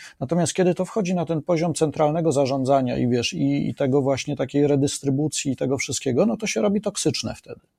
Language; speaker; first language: Polish; native; Polish